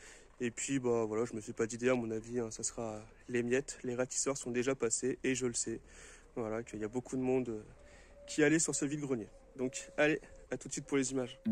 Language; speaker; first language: French; native; French